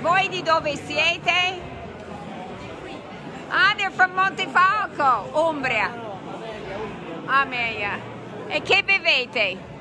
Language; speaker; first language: Italian; non-native, fluent; English